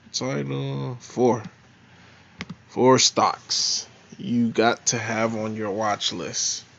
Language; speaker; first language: English; native; English